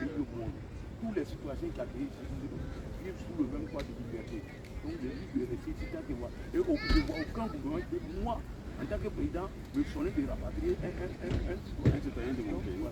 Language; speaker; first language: French; non-native, local second language; Baoulé